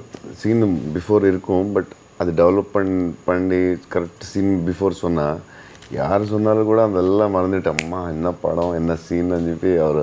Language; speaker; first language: Tamil; non-native, learner; Telugu